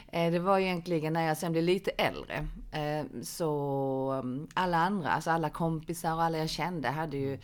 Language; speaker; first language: Swedish; early bilingual, other home language; Korean